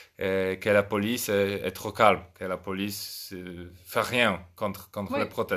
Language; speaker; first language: French; non-native, fluent; Polish